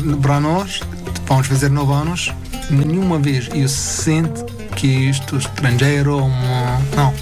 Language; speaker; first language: Portuguese; non-native, learner; Arabic